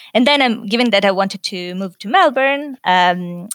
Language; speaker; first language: English; non-native, fluent; Italian